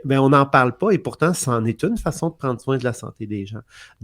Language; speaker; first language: French; native; French